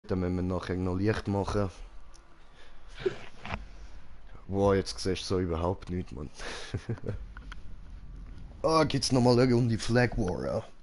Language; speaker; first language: German; native; German